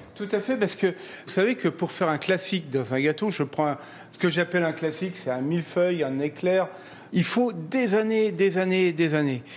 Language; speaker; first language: French; native; French